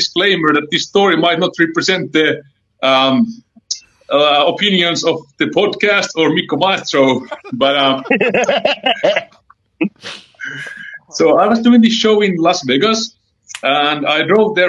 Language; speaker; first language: English; non-native, fluent; Finnish